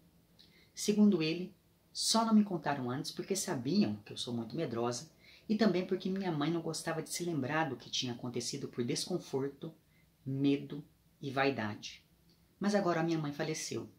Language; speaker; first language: Portuguese; native; Portuguese